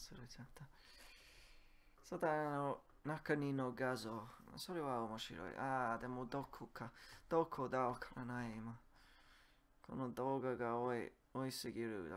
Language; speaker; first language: Japanese; non-native, learner; English